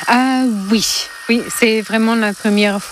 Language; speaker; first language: French; non-native, fluent; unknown